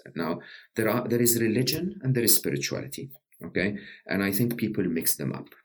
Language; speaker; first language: English; non-native, fluent; Arabic